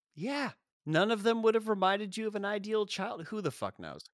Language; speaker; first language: English; native; English